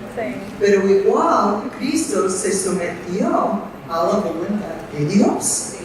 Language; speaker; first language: Spanish; non-native, fluent; English